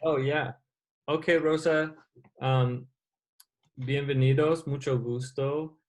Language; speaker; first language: Spanish; non-native, learner; English